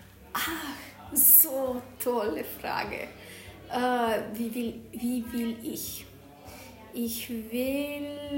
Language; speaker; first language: German; non-native, fluent; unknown